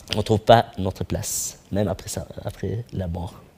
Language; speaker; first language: French; non-native, local second language; Arabic